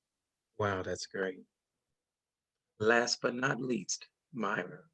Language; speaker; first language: English; native; English